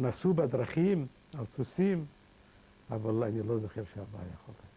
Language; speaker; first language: Hebrew; non-native, fluent; Yiddish